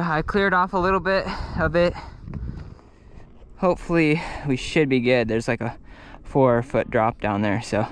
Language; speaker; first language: English; native; English